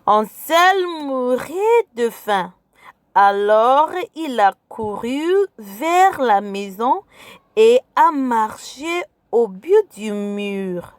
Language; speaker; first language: French; non-native, fluent; English